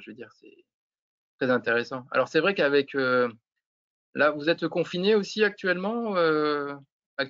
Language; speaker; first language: French; native; French